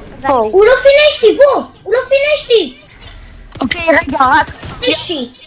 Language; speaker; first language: Hebrew; native; Hebrew